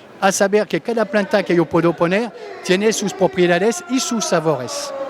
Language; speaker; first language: Spanish; non-native, fluent; French